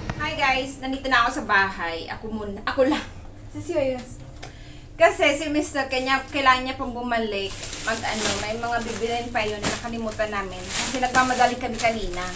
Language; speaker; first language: Filipino; native; Filipino